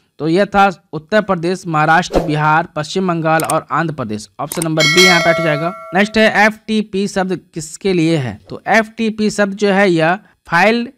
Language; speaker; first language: Hindi; native; Hindi